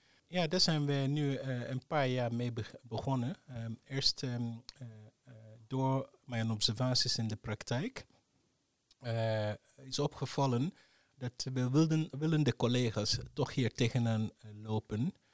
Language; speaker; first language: Dutch; non-native, fluent; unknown